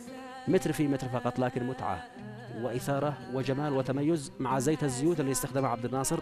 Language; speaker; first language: Arabic; native; Arabic